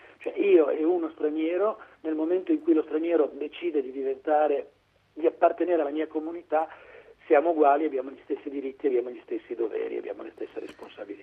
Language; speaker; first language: Italian; native; Italian